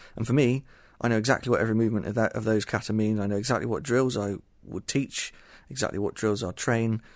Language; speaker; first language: English; native; English